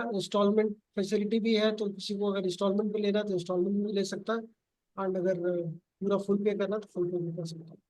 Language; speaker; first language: Hindi; native; Hindi